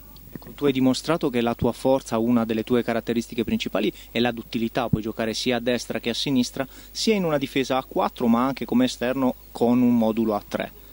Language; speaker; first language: Italian; native; Italian